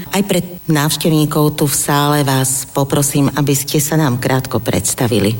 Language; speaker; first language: Slovak; native; Slovak